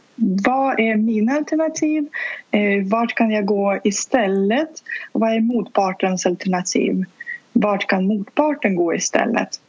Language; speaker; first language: Swedish; non-native, fluent; Russian